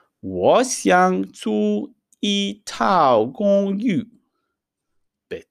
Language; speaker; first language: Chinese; non-native, fluent; Hebrew